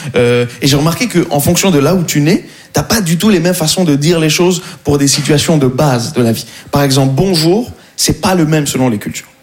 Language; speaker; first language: French; native; French